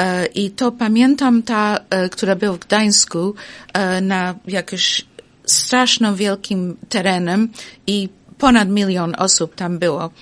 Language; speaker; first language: Polish; non-native, fluent; English